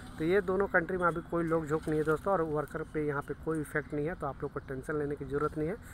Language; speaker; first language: Hindi; native; Hindi